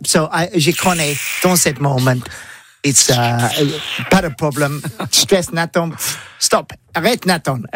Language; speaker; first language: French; non-native, learner; English